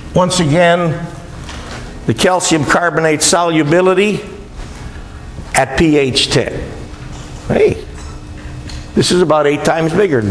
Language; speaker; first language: English; native; English